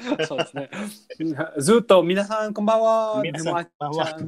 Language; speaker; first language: Japanese; non-native, learner; English